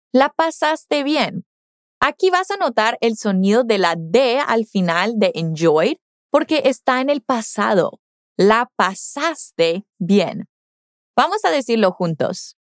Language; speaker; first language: Spanish; non-native, fluent; English